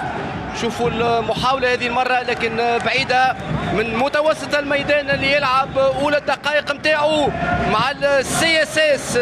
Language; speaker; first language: Arabic; native; Arabic